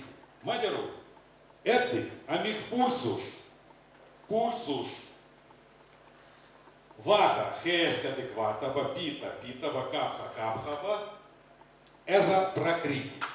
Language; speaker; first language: Hungarian; non-native, learner; Russian